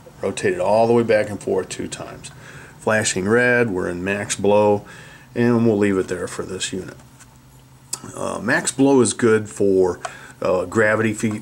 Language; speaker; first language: English; native; English